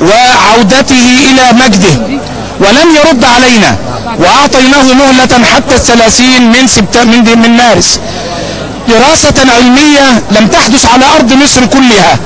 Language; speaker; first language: Arabic; native; Arabic